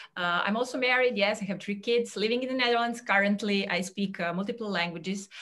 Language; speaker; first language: English; non-native, fluent; Serbian